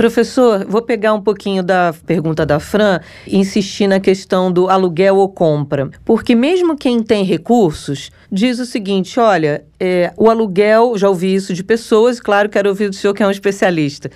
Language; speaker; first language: Portuguese; native; Portuguese